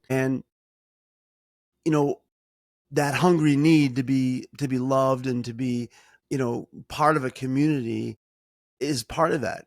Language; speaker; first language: English; native; English